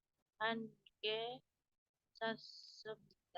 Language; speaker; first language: Korean; non-native, learner; Indonesian